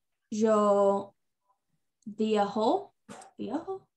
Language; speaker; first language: Spanish; non-native, learner; English